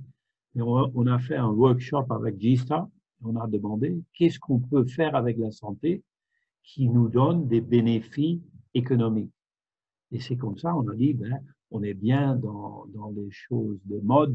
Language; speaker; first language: French; non-native, fluent; Dutch